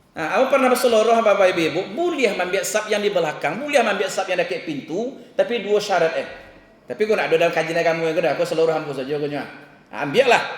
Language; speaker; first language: Malay; non-native, local second language; Minangkabau